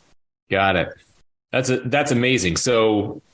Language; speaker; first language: English; native; English